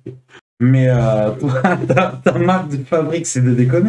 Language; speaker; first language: French; native; French